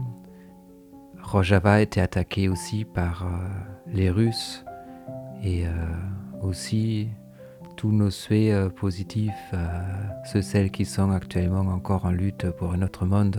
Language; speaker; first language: French; non-native, fluent; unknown